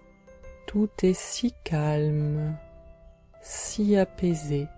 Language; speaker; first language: French; native; French